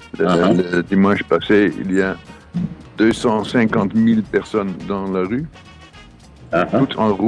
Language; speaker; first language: French; non-native, fluent; Dutch